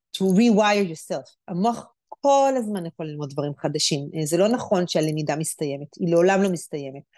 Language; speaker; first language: Hebrew; native; Hebrew